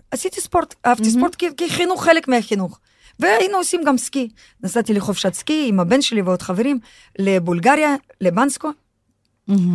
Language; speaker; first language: Hebrew; non-native, fluent; Russian